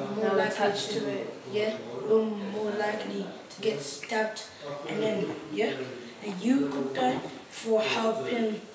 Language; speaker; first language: English; native; English